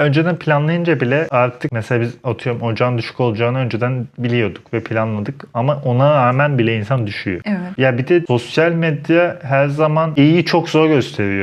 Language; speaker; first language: Turkish; native; Turkish